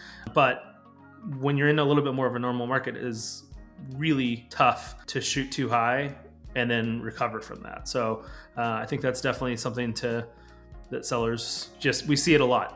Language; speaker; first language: English; native; English